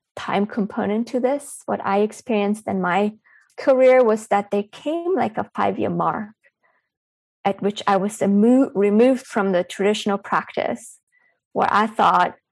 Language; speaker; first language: English; early bilingual, other home language; Bulgarian